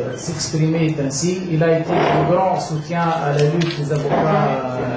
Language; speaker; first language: French; non-native, local second language; Arabic